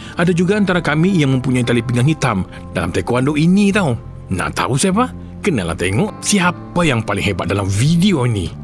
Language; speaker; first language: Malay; native; Malay